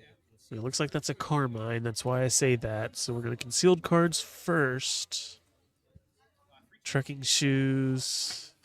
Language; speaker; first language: English; native; English